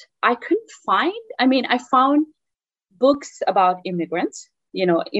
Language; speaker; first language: English; non-native, fluent; Tigrinya